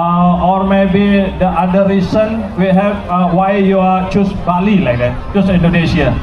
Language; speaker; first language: English; non-native, learner; Indonesian